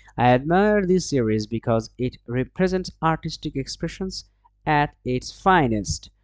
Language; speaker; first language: English; non-native, local second language; Bangla